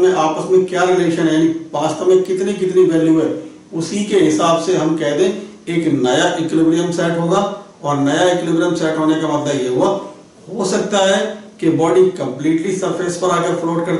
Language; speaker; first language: Hindi; native; Hindi